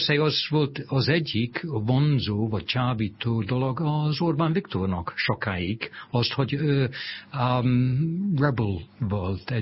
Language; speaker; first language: Hungarian; non-native, fluent; English